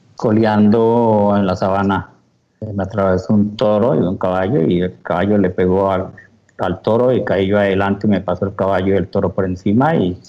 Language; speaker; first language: Spanish; native; Spanish